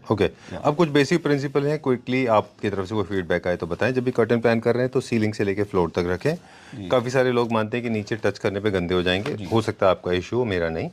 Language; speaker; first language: Hindi; native; Hindi